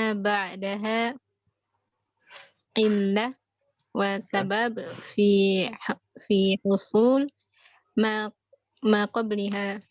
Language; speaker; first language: Arabic; non-native, learner; Indonesian